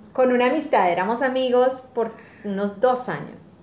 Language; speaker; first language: Spanish; native; Spanish